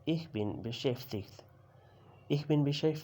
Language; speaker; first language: German; non-native, learner; Urdu